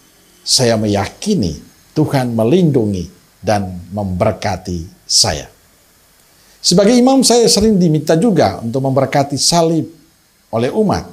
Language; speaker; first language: Indonesian; native; Indonesian